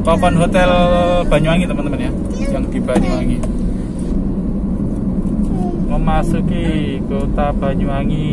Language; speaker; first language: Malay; non-native, local second language; Javanese